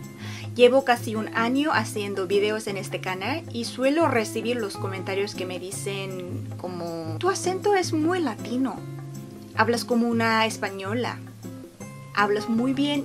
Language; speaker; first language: Spanish; non-native, fluent; Korean